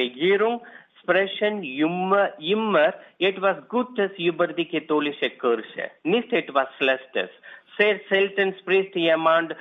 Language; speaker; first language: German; non-native, learner; Tamil